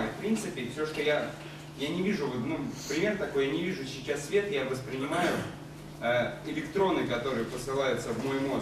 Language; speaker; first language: Russian; native; Russian